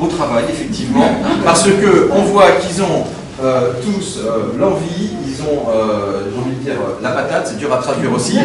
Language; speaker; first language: French; native; French